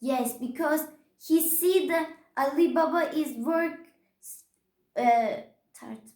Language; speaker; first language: English; non-native, learner; Turkish